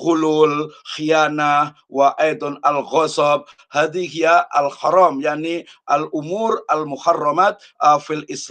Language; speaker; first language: Arabic; non-native, fluent; Indonesian